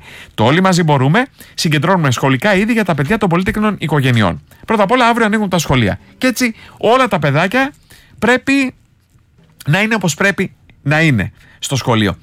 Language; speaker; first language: Greek; native; Greek